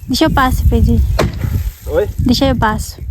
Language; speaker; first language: Portuguese; non-native, learner; Filipino